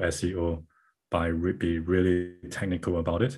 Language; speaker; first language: English; non-native, local second language; Chinese